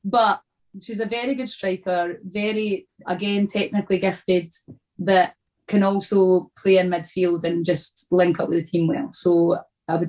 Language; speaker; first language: English; native; English